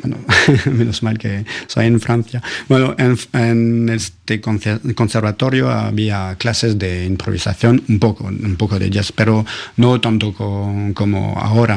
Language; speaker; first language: Spanish; non-native, fluent; French